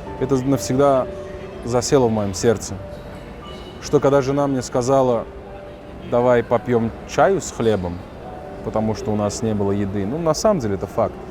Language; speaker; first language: Russian; native; Russian